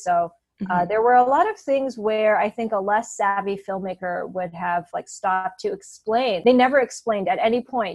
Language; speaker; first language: English; native; English